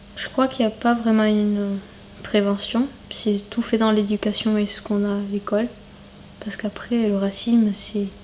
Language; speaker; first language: French; early bilingual, other home language; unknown